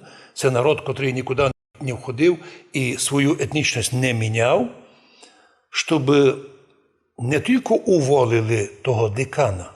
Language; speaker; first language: Ukrainian; non-native, local second language; Rusyn